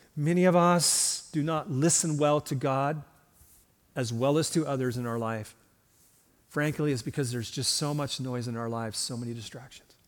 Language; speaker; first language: English; early bilingual, other home language; Swedish